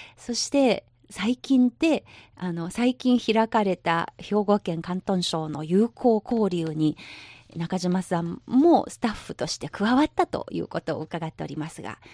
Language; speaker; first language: Japanese; non-native, local second language; Chinese